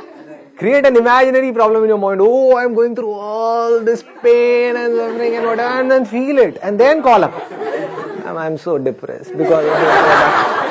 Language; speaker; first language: English; non-native, local second language; Hindi